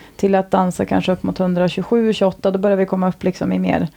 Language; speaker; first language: Swedish; native; Swedish